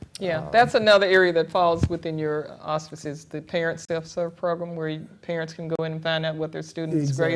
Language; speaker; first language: English; native; English